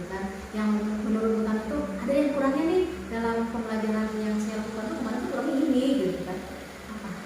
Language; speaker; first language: Indonesian; native; Indonesian